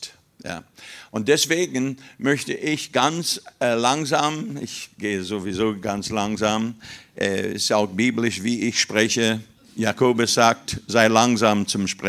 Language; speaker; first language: German; non-native, fluent; English